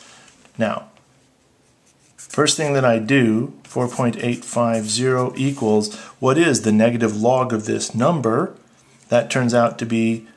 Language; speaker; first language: English; native; English